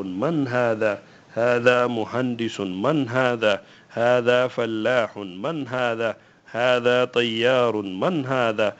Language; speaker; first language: Arabic; non-native, fluent; Hausa